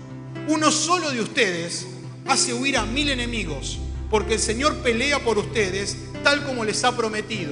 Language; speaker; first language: Spanish; native; Spanish